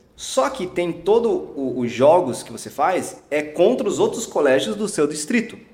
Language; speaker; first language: Portuguese; early bilingual, heritage; Portuguese